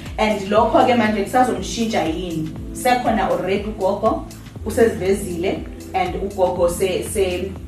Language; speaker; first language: Zulu; native; Zulu